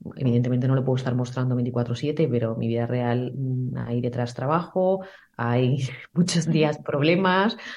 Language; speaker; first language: Spanish; native; Spanish